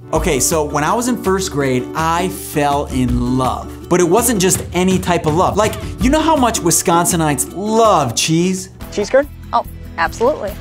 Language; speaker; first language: English; native; English